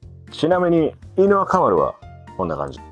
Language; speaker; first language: Japanese; native; Japanese